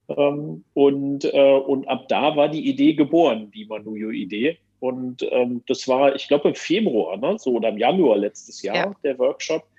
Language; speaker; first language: German; native; German